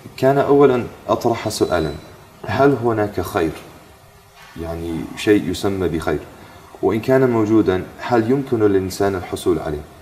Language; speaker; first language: Arabic; non-native, fluent; English